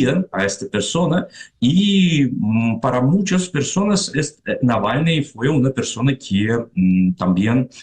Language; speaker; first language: Spanish; non-native, fluent; Russian